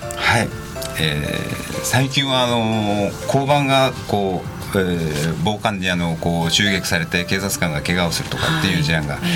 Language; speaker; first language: Japanese; native; Japanese